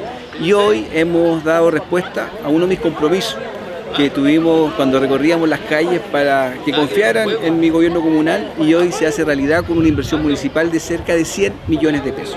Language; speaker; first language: Spanish; native; Spanish